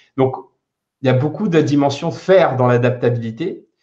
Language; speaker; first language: French; native; French